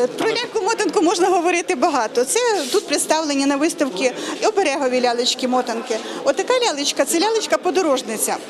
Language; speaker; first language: Ukrainian; native; Ukrainian